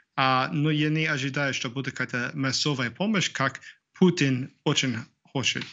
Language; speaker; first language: Russian; non-native, fluent; English